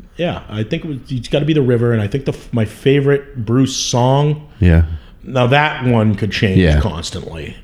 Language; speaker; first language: English; native; English